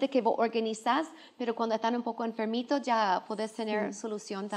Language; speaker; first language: Spanish; non-native, fluent; English